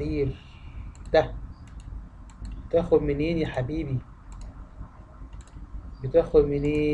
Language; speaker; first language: Arabic; native; Arabic